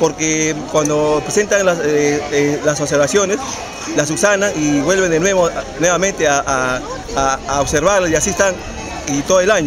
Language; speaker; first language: Spanish; native; Spanish